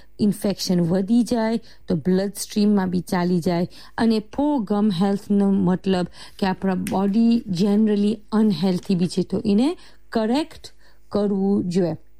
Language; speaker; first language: Gujarati; early bilingual, heritage; Gujarati